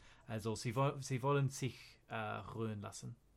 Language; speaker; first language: German; non-native, learner; English